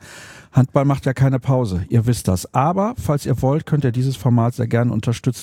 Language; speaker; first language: German; native; German